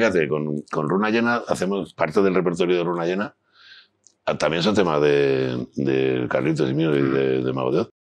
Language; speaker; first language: Spanish; native; Spanish